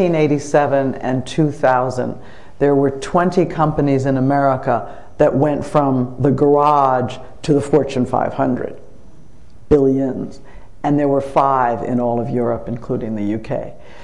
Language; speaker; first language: English; native; English